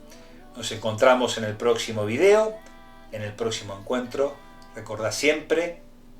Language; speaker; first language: Spanish; native; Spanish